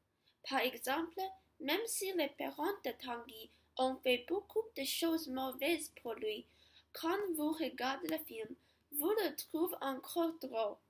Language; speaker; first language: French; non-native, learner; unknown